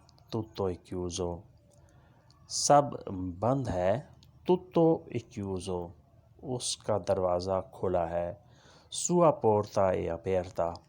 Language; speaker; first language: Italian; non-native, learner; Urdu